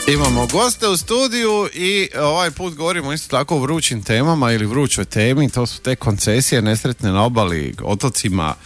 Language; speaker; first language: Croatian; native; Croatian